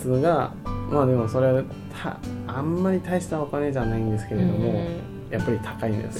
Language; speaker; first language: Japanese; non-native, fluent; Chinese